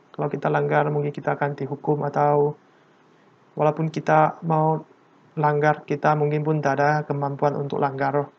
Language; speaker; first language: Malay; non-native, local second language; Chinese